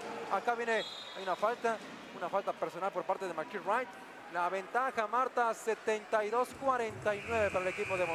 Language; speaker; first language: Spanish; native; Spanish